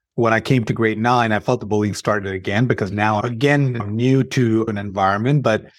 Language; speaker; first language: English; early bilingual, other home language; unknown